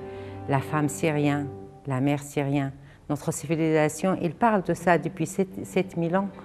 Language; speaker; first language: French; non-native, fluent; Arabic